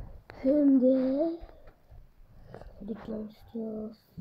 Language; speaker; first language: Turkish; early bilingual, heritage; Turkish